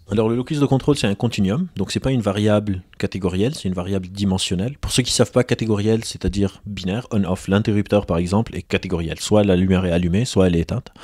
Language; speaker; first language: French; non-native, local second language; Arabic